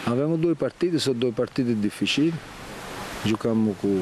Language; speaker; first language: Romanian; non-native, learner; Italian